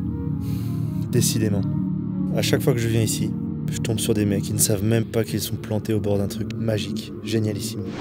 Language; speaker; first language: French; native; French